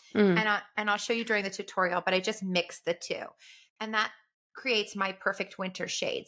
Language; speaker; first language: English; native; English